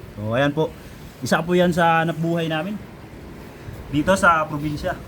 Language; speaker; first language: Filipino; non-native, local second language; Iloko